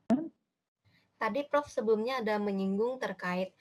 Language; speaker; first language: Indonesian; native; Indonesian